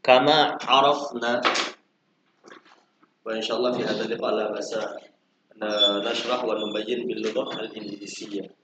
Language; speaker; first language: Arabic; non-native, fluent; Indonesian